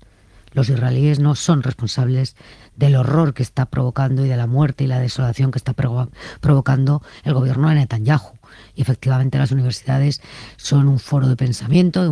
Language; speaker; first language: Spanish; native; Spanish